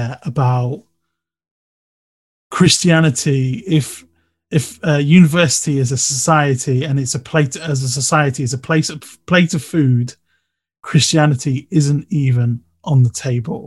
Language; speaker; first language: English; native; English